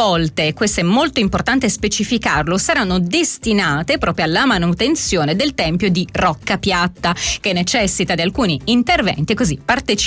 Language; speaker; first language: Italian; native; Italian